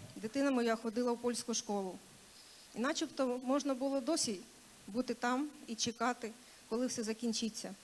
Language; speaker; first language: Ukrainian; non-native, local second language; Russian